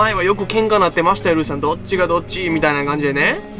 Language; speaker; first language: Japanese; native; Japanese